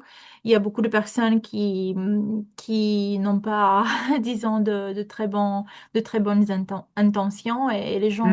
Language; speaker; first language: French; non-native, fluent; Romanian